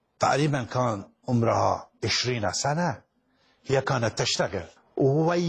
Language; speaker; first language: Arabic; non-native, fluent; Persian